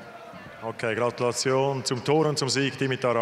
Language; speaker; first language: German; native; German